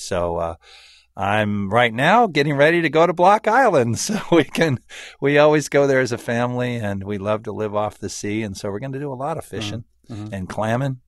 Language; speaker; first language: English; native; English